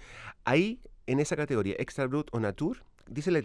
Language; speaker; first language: Spanish; native; Spanish